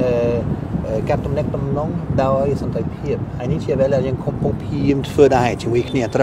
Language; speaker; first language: Khmer; non-native, fluent; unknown